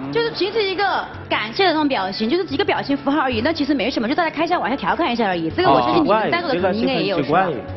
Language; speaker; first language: Chinese; native; Chinese